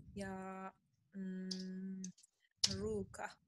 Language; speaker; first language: Finnish; non-native, learner; Urdu